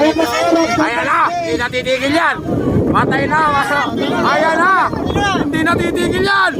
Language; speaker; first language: Filipino; native; Filipino